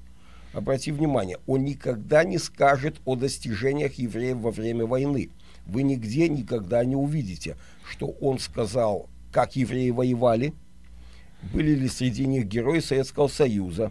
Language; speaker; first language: Russian; native; Russian